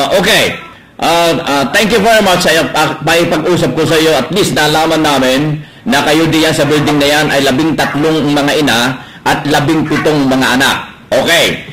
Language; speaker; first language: Filipino; native; Filipino